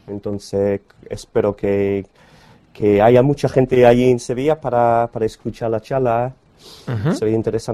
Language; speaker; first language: Spanish; non-native, fluent; English